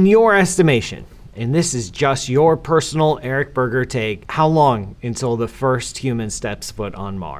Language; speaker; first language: English; native; English